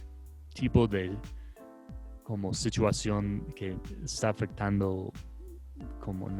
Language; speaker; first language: Spanish; non-native, fluent; English